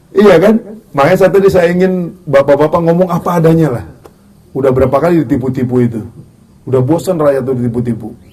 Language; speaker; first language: Indonesian; native; Indonesian